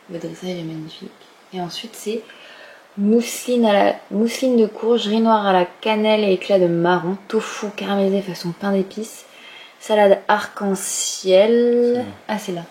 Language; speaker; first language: French; native; French